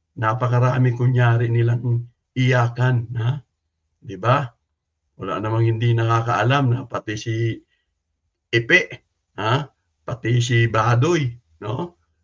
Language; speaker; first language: Filipino; non-native, local second language; Cebuano